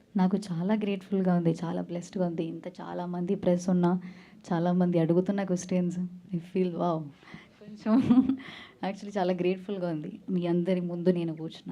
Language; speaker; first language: Telugu; non-native, local second language; Malayalam